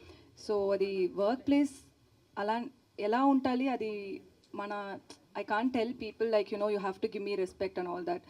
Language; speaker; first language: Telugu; non-native, learner; Tamil